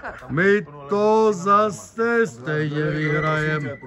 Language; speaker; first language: Czech; non-native, learner; German